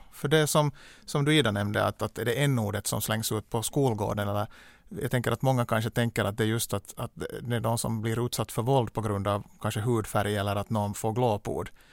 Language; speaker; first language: Swedish; native; Swedish